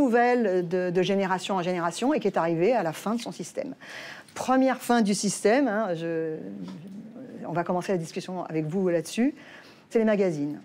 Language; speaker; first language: French; native; French